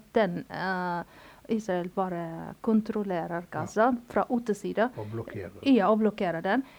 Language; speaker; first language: Norwegian; non-native, fluent; Arabic